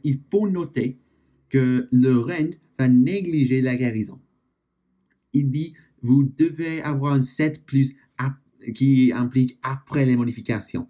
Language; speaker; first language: French; non-native, learner; English